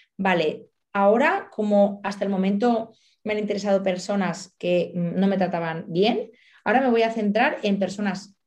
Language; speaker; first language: Spanish; native; Spanish